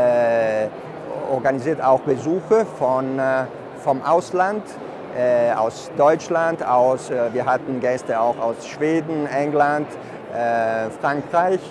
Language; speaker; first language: German; non-native, fluent; Italian